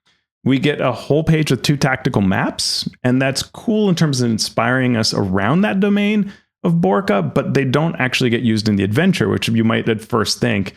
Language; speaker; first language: English; native; English